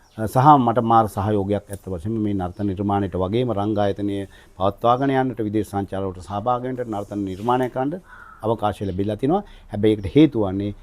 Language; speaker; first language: Sinhala; native; Sinhala